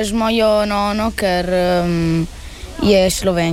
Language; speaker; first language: Slovenian; early bilingual, heritage; Italian